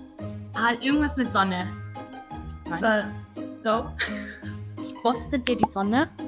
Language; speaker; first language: German; non-native, learner; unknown